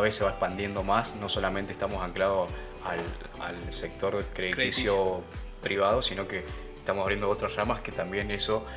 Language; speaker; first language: Spanish; native; Spanish